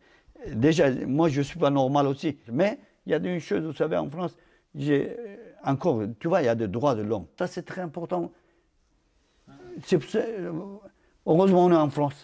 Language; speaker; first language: French; non-native, fluent; Turkish